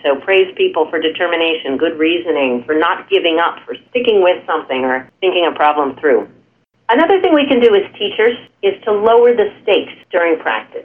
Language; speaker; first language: English; native; English